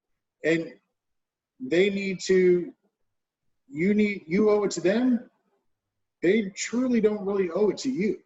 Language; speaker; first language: English; native; English